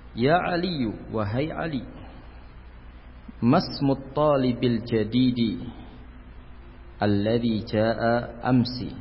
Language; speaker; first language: Arabic; non-native, fluent; Indonesian